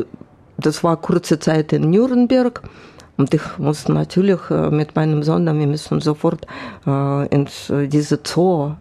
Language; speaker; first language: German; non-native, fluent; Russian